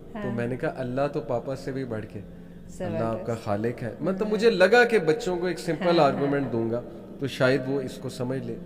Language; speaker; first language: Urdu; native; Urdu